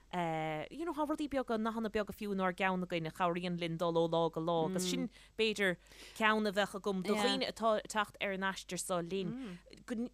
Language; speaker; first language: Irish; native; Irish